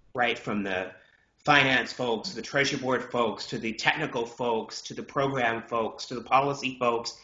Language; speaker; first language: English; native; English